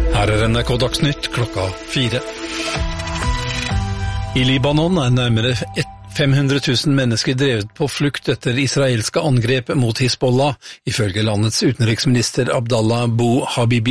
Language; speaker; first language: Norwegian; native; Norwegian